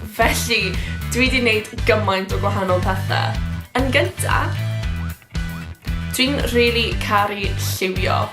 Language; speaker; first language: Welsh; non-native, local second language; English